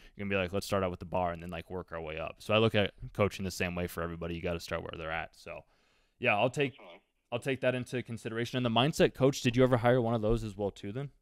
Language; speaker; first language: English; native; English